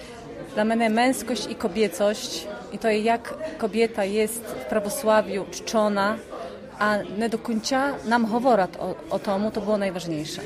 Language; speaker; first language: Polish; non-native, local second language; Ukrainian